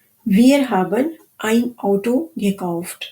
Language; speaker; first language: German; non-native, fluent; Urdu